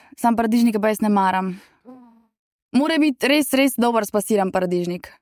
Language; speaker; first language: Slovenian; native; Slovenian